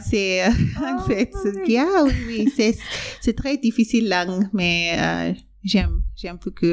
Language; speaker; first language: English; non-native, local second language; Zulu